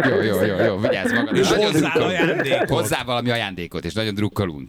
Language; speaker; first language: Hungarian; native; Hungarian